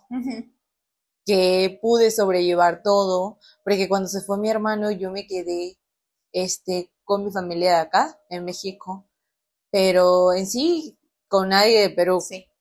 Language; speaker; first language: Spanish; native; Spanish